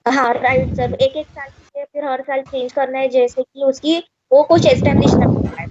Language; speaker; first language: Hindi; non-native, local second language; Marathi